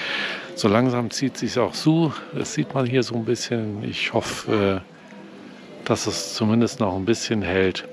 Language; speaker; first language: German; native; German